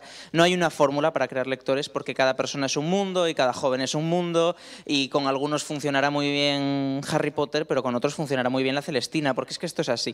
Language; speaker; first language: Spanish; native; Spanish